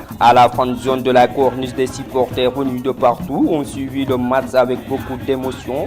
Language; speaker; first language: French; non-native, local second language; Wolof